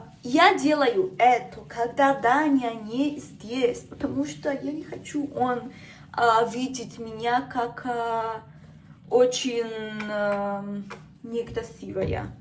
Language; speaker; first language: Russian; non-native, learner; Spanish